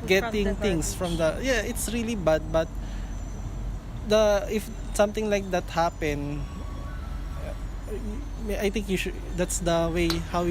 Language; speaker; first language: English; non-native, learner; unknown